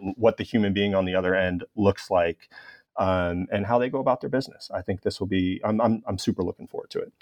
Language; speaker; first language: English; native; English